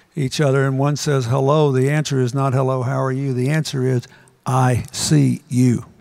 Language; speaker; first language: English; native; English